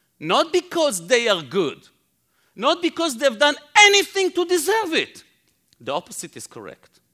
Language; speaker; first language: English; non-native, fluent; Hebrew